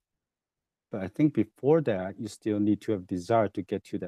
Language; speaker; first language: English; non-native, fluent; Chinese